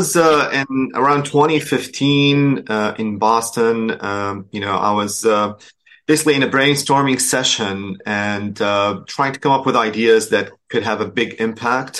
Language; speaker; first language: English; non-native, fluent; Arabic